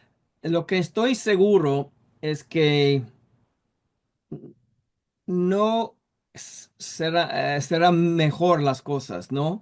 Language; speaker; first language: Spanish; non-native, fluent; English